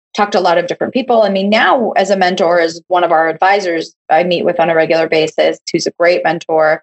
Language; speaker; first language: English; early bilingual, other home language; Hebrew